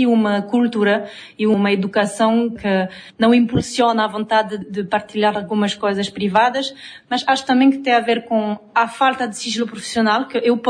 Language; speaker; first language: Portuguese; non-native, fluent; French